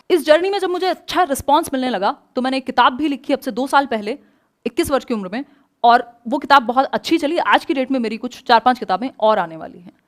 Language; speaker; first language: Hindi; native; Hindi